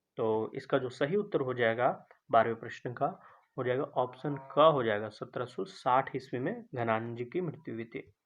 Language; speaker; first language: Hindi; native; Hindi